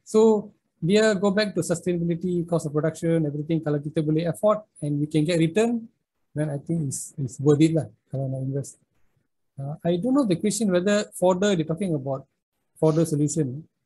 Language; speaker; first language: English; non-native, local second language; Malay